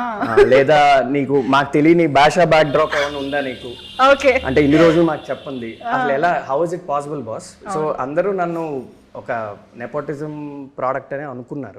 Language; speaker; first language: Telugu; native; Telugu